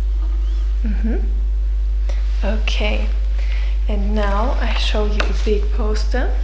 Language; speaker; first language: English; non-native, fluent; German